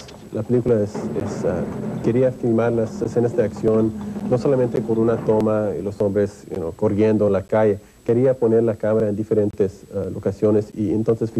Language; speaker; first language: Spanish; early bilingual, heritage; English